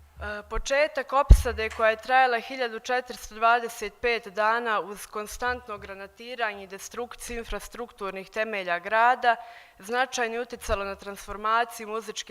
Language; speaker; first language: Bosnian; native; Bosnian